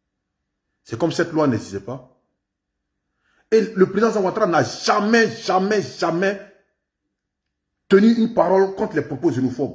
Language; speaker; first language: French; native; French